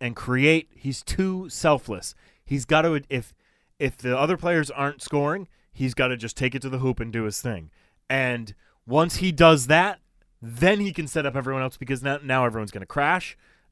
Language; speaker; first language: English; native; English